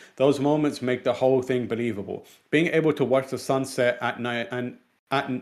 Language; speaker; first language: English; non-native, local second language; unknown